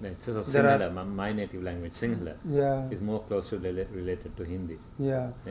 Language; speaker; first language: English; non-native, fluent; Sinhala